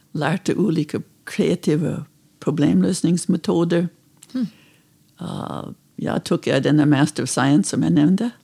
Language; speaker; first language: Norwegian; non-native, fluent; English